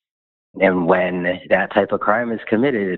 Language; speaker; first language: English; native; English